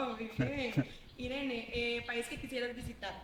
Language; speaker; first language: Spanish; native; Spanish